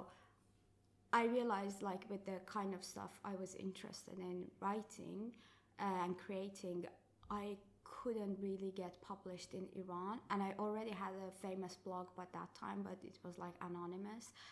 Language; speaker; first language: English; non-native, fluent; Persian